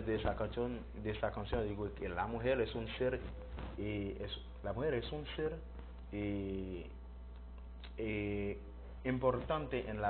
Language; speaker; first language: Spanish; non-native, learner; Haitian Creole